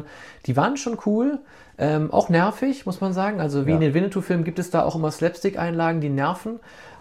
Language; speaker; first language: German; native; German